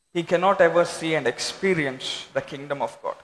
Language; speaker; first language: English; non-native, local second language; Telugu